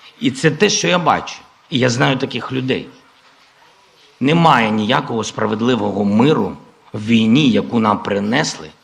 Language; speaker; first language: Ukrainian; non-native, local second language; Russian